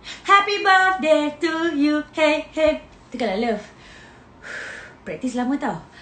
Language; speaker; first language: English; non-native, local second language; Malay